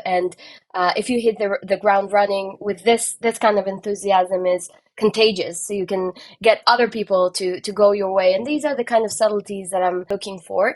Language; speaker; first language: English; non-native, fluent; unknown